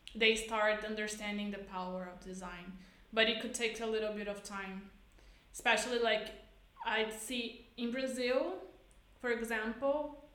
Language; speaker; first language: English; non-native, fluent; Portuguese